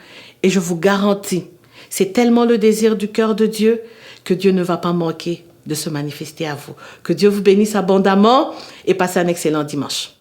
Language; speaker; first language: French; native; French